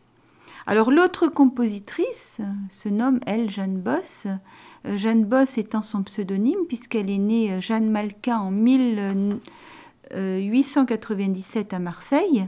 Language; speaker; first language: French; native; French